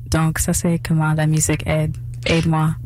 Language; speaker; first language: French; non-native, local second language; English